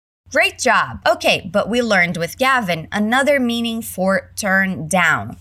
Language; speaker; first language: English; early bilingual, other home language; Portuguese